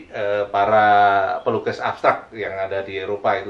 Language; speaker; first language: Indonesian; native; Indonesian